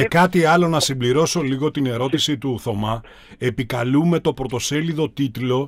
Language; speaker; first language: Greek; native; Greek